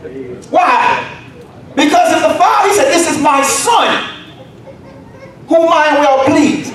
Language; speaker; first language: English; native; English